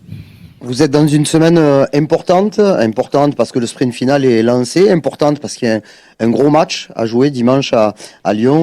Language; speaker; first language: French; native; French